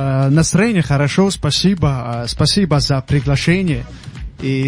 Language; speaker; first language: Russian; non-native, local second language; Tajik